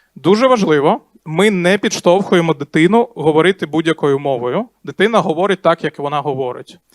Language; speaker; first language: Ukrainian; non-native, local second language; Russian